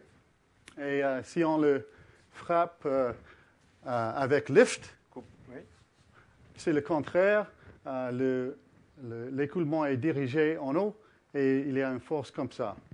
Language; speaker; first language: French; early bilingual, heritage; English